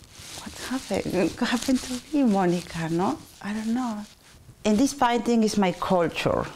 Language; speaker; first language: English; non-native, learner; Spanish